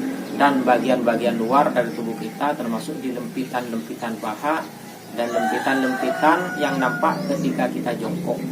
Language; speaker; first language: Indonesian; native; Indonesian